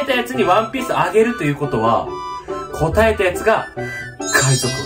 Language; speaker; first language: Japanese; native; Japanese